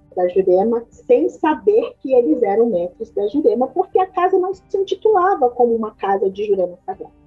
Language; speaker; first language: Portuguese; native; Portuguese